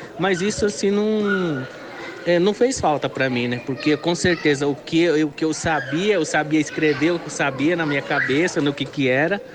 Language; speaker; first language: Portuguese; non-native, local second language; Guarani